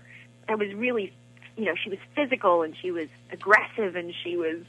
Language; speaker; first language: English; native; English